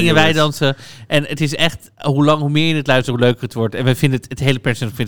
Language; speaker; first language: Dutch; native; Dutch